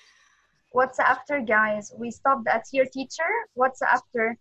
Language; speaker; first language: English; non-native, fluent; Arabic